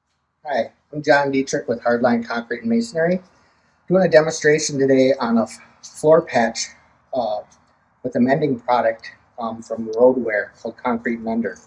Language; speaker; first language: English; native; English